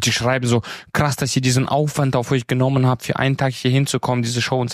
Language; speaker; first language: German; native; German